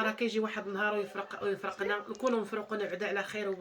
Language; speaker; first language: Arabic; native; Arabic